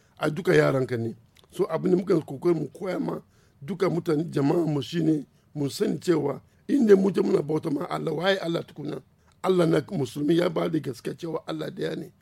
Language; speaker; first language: Hausa; non-native, local second language; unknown